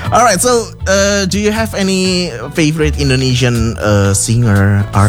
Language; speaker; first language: English; non-native, fluent; Indonesian